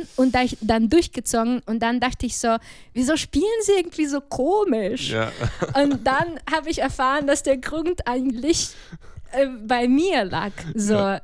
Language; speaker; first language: German; non-native, fluent; Ukrainian